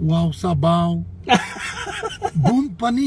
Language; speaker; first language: Filipino; non-native, learner; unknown